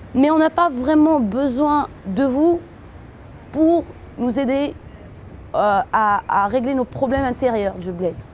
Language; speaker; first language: French; non-native, local second language; Arabic